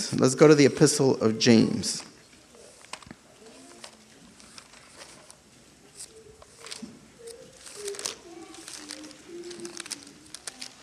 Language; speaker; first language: English; early bilingual, other home language; Spanish